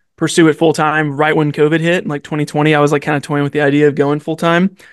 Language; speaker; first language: English; native; English